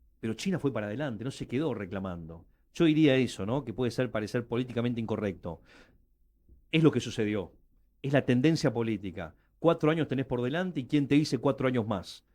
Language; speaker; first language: Spanish; early bilingual, other home language; Chinese